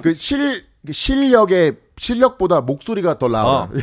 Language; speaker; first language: Korean; early bilingual, heritage; Korean